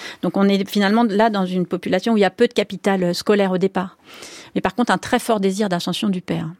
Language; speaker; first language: French; native; French